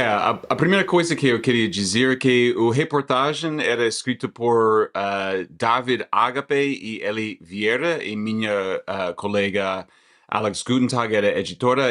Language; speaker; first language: Portuguese; non-native, fluent; English